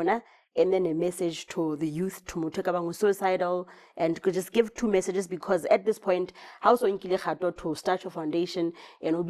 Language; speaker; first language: English; non-native, local second language; Southern Sotho